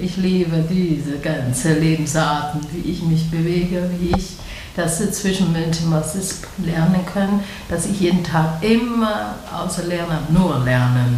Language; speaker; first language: German; non-native, learner; Chinese